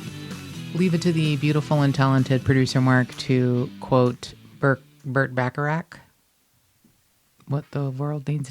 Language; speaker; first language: English; native; English